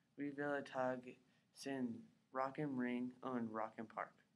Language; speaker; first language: German; non-native, learner; English